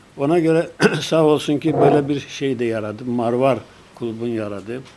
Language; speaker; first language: Azerbaijani; non-native, local second language; Lezghian